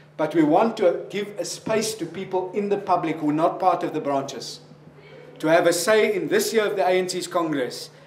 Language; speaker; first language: English; non-native, local second language; Afrikaans